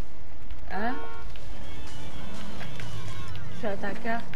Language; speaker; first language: French; non-native, local second language; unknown